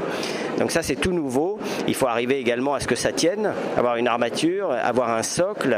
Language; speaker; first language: French; native; French